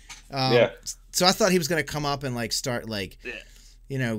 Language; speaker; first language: English; native; English